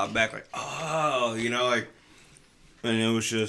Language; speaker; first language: English; native; English